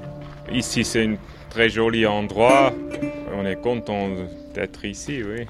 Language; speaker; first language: French; non-native, local second language; German